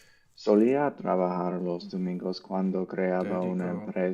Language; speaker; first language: Spanish; non-native, learner; English